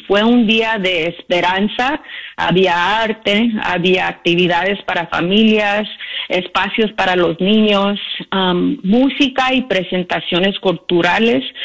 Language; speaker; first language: Spanish; early bilingual, heritage; Spanish